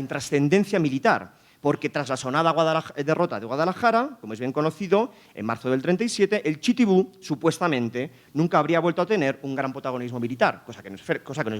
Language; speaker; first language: Spanish; native; Spanish